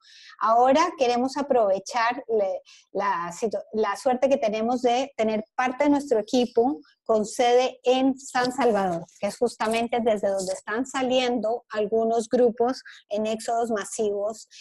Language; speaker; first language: Spanish; native; Spanish